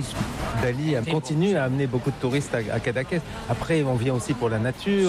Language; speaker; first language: French; native; French